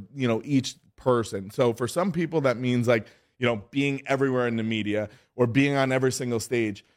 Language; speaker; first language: English; native; English